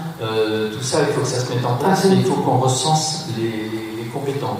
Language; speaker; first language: French; native; French